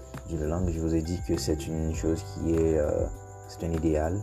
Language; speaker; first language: English; non-native, fluent; Haitian Creole